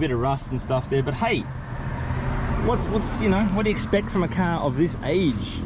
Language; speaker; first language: English; native; English